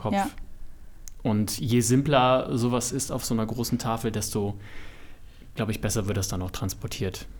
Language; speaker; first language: German; native; German